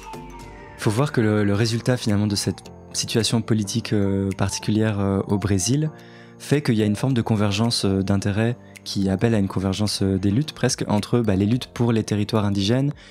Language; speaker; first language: French; native; French